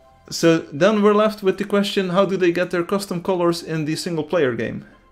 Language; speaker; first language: English; non-native, fluent; Dutch